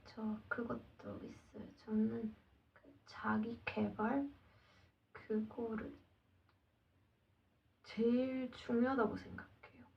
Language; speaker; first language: Korean; non-native, learner; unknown